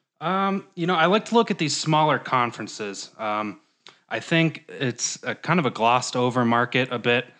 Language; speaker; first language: English; native; English